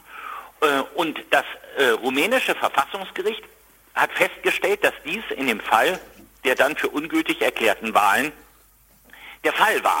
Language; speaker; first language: German; native; German